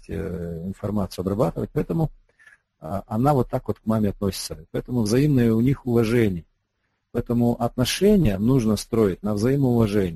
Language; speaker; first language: Russian; native; Russian